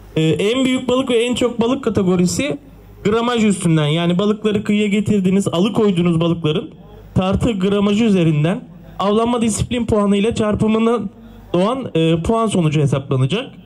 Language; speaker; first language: Turkish; native; Turkish